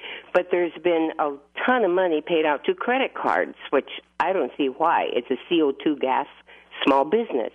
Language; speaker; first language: English; non-native, fluent; Greek